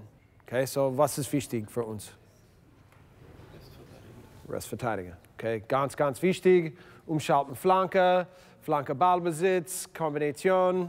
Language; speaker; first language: German; non-native, learner; English